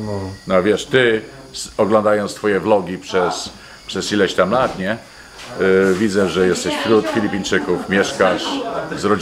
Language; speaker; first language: Polish; early bilingual, heritage; Polish